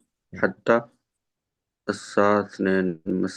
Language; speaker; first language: Arabic; non-native, learner; Urdu